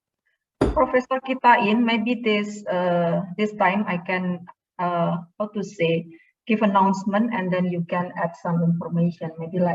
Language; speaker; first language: English; non-native, fluent; Indonesian